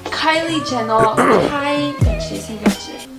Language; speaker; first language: Korean; early bilingual, heritage; English